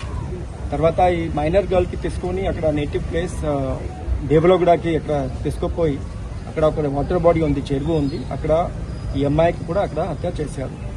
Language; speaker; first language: Telugu; non-native, local second language; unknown